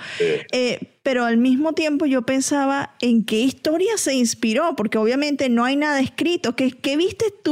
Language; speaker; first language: Spanish; native; Spanish